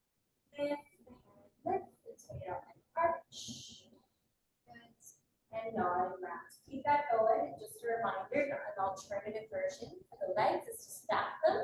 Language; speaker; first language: English; native; English